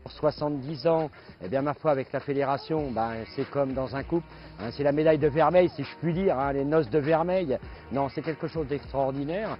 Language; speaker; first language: French; native; French